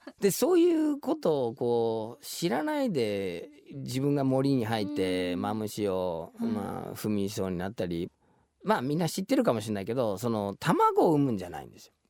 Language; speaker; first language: Japanese; non-native, fluent; English